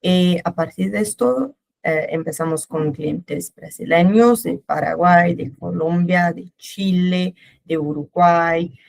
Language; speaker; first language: Spanish; non-native, learner; Portuguese